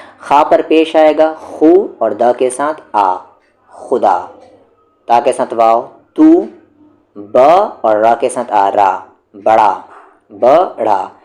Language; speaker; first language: Urdu; native; Urdu